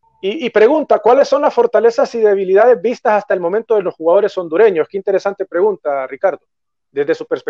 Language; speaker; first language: Spanish; native; Spanish